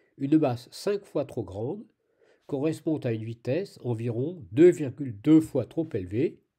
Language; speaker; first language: French; native; French